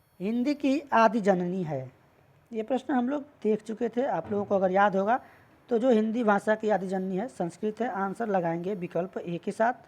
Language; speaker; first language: Hindi; native; Hindi